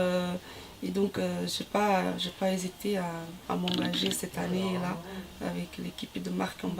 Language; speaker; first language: French; non-native, fluent; Portuguese